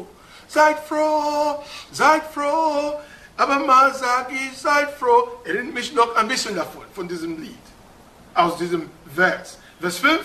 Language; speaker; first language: German; non-native, fluent; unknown